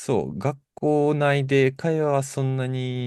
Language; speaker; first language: Japanese; non-native, fluent; Russian